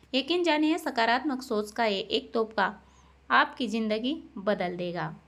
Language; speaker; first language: Hindi; non-native, local second language; Marathi